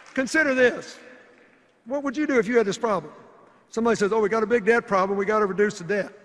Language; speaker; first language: English; native; English